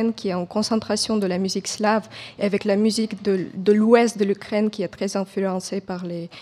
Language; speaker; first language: French; non-native, fluent; Ukrainian